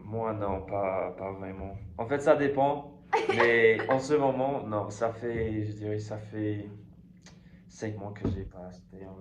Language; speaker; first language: French; non-native, fluent; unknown